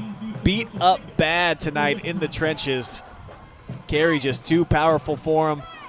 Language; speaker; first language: English; native; English